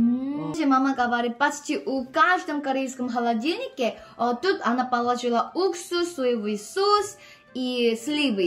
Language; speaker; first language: Russian; non-native, fluent; Korean